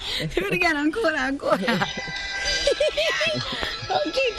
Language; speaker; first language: Italian; non-native, learner; Japanese